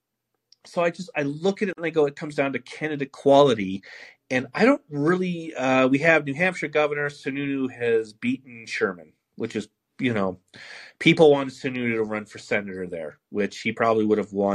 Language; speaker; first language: English; native; English